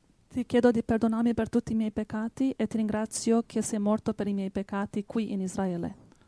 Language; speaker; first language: Italian; native; Italian